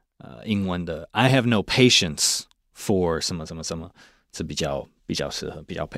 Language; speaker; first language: Chinese; non-native, fluent; English